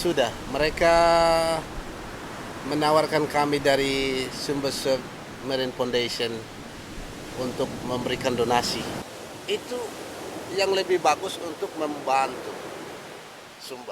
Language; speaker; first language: Indonesian; non-native, local second language; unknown